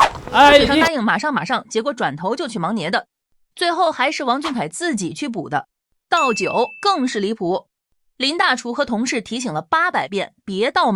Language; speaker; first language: Chinese; native; Chinese